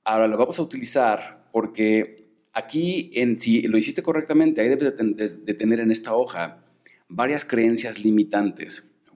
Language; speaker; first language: Spanish; native; Spanish